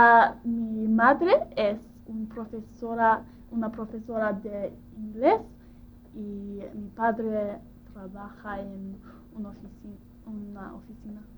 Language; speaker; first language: Spanish; non-native, learner; English